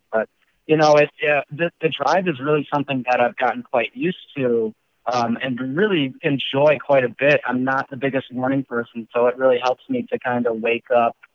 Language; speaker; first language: English; native; English